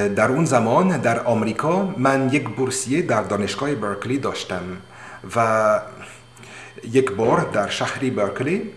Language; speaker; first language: Persian; non-native, learner; French